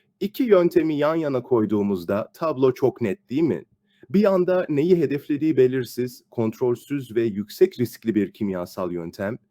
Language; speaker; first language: Turkish; native; Turkish